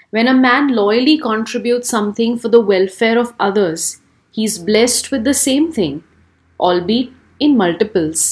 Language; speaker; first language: English; non-native, local second language; Marathi